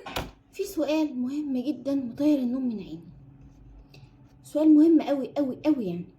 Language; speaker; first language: Arabic; native; Arabic